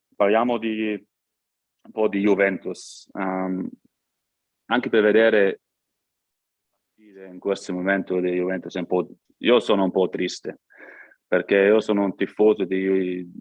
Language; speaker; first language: Italian; non-native, learner; German